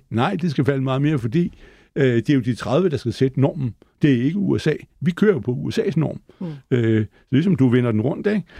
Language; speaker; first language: Danish; native; Danish